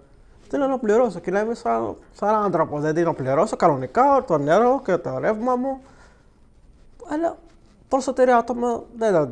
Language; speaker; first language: Greek; non-native, fluent; Arabic